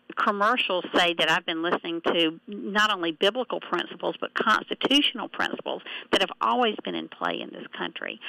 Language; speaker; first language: English; native; English